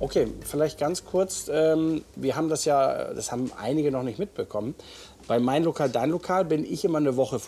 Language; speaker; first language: German; native; German